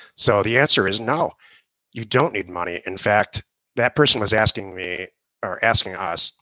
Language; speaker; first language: English; native; English